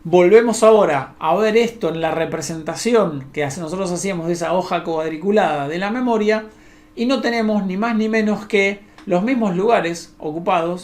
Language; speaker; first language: Spanish; native; Spanish